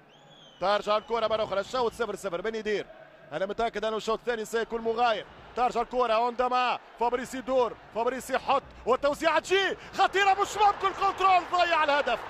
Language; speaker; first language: Arabic; native; Arabic